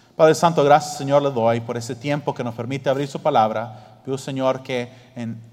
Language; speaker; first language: Spanish; early bilingual, heritage; English